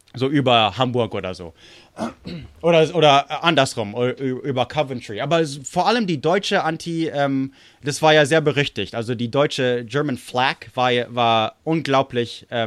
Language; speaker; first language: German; non-native, fluent; English